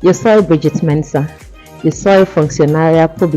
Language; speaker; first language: Spanish; non-native, learner; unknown